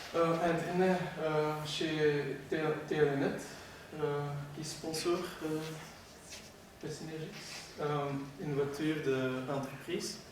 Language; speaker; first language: French; non-native, learner; Dutch